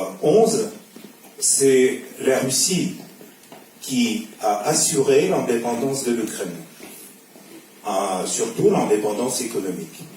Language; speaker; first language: French; non-native, fluent; Russian